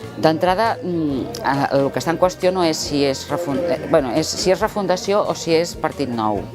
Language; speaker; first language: Catalan; native; Catalan